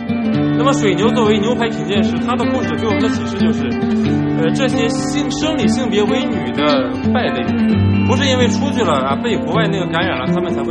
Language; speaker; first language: Chinese; native; Chinese